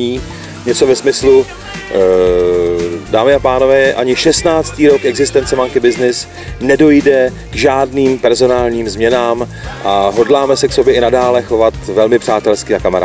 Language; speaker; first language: Czech; native; Czech